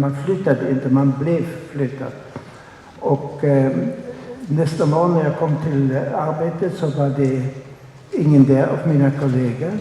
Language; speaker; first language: Swedish; non-native, fluent; German